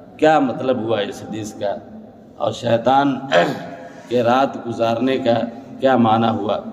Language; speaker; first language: Urdu; native; Urdu